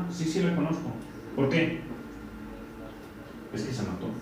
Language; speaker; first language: Spanish; native; Spanish